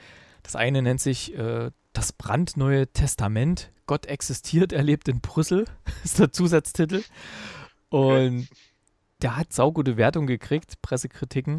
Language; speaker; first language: German; native; German